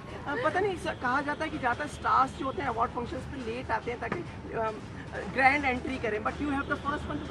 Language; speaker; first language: Hindi; native; Hindi